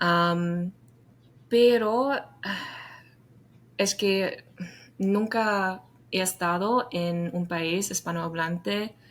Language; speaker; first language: Spanish; non-native, fluent; English